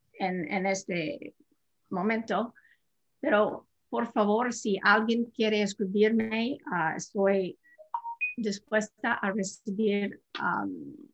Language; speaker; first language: Spanish; non-native, fluent; English